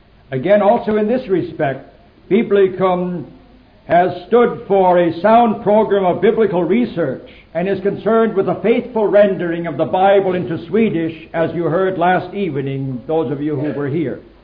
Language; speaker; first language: English; native; English